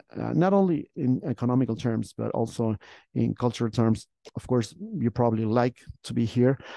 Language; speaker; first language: English; non-native, fluent; Spanish